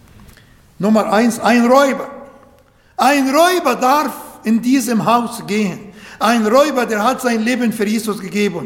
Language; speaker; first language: German; non-native, learner; Arabic